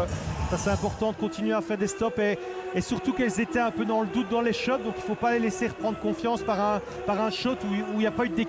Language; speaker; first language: French; native; French